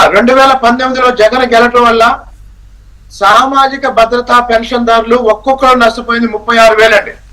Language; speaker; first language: Telugu; native; Telugu